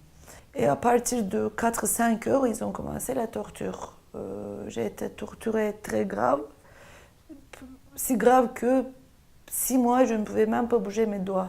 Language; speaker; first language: French; non-native, fluent; Turkish